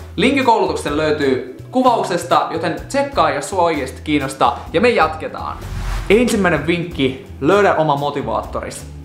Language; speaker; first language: Finnish; non-native, fluent; Russian